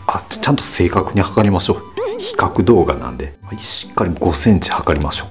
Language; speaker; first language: Japanese; native; Japanese